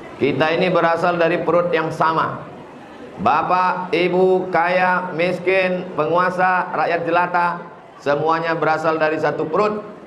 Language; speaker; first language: Indonesian; native; Indonesian